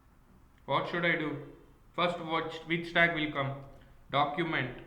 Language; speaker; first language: English; non-native, local second language; Kannada